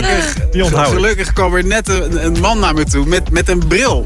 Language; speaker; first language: Dutch; native; Dutch